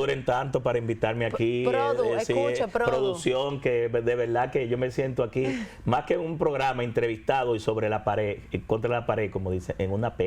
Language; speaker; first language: Spanish; native; Spanish